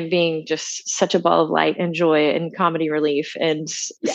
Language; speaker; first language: English; native; English